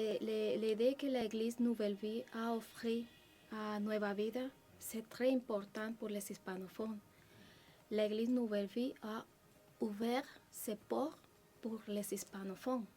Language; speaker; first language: French; non-native, learner; Spanish